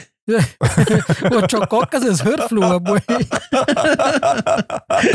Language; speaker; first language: English; early bilingual, other home language; Spanish